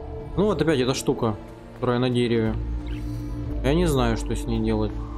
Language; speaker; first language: Russian; native; Russian